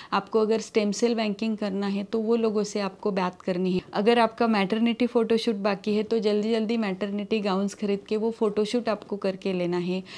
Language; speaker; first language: Hindi; non-native, local second language; Marathi